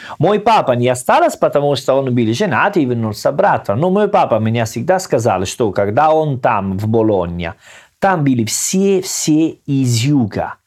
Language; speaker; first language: Russian; non-native, learner; Italian